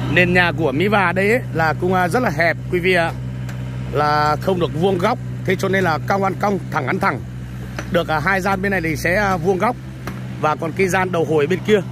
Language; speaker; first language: Vietnamese; non-native, local second language; Hmong